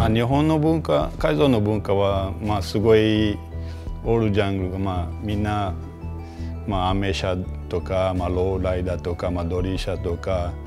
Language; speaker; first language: Japanese; non-native, fluent; Portuguese